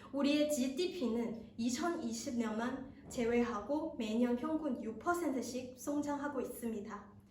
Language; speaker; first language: Korean; non-native, fluent; Chinese